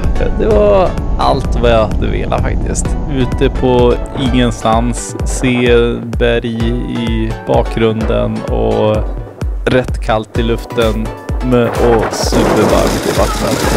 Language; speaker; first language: Swedish; native; Swedish